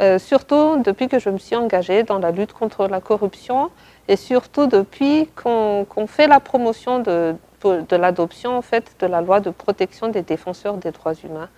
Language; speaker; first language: French; non-native, local second language; Malagasy